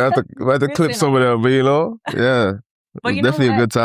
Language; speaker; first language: English; native; English